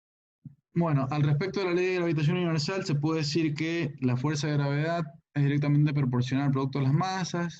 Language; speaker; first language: Spanish; native; Spanish